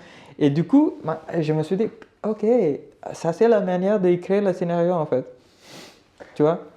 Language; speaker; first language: French; non-native, learner; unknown